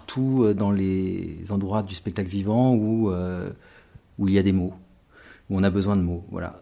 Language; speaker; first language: French; native; French